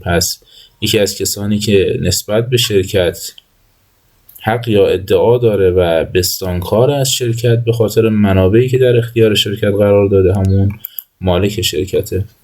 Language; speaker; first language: Persian; native; Persian